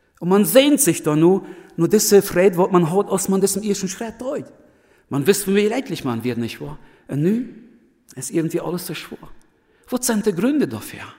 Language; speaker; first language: German; early bilingual, other home language; Plautdietsch